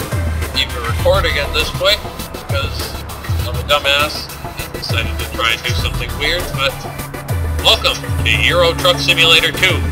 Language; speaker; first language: English; native; English